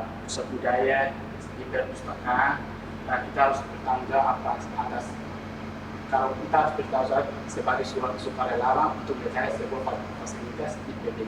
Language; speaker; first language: Indonesian; non-native, fluent; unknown